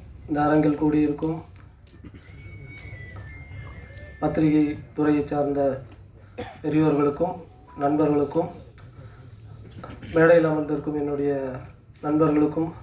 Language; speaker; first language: Tamil; native; Tamil